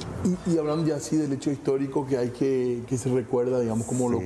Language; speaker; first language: Spanish; native; Spanish